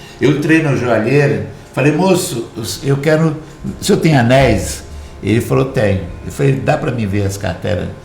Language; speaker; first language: Portuguese; native; Portuguese